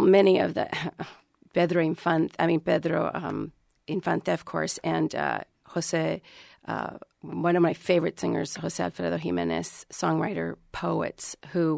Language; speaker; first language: English; early bilingual, other home language; Spanish